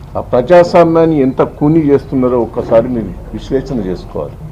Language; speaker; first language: Telugu; native; Telugu